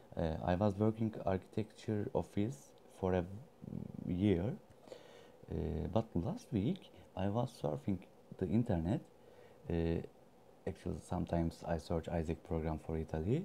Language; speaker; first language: English; non-native, learner; Turkish